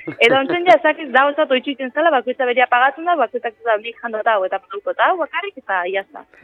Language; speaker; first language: Basque; native; Basque